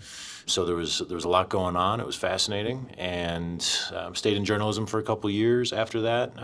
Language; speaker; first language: English; native; English